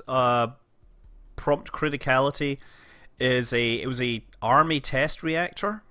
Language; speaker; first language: English; native; English